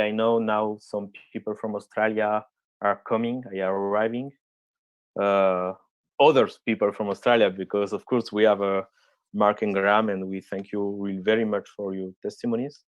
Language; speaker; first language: English; non-native, fluent; French